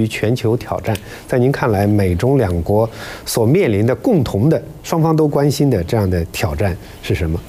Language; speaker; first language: Chinese; native; Chinese